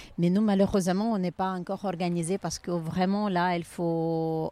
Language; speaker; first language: French; non-native, learner; Ukrainian